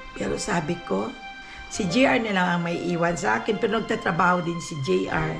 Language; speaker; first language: Filipino; non-native, local second language; Cebuano